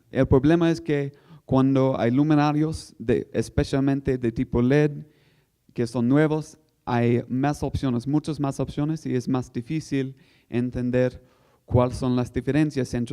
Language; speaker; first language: Spanish; non-native, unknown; English